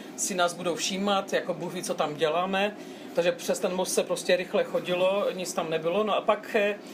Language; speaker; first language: Czech; non-native, local second language; Polish